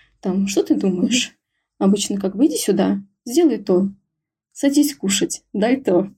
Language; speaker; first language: Russian; native; Russian